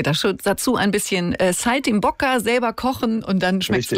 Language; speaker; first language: German; native; German